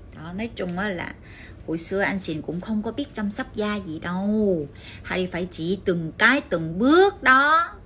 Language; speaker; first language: Vietnamese; early bilingual, heritage; Korean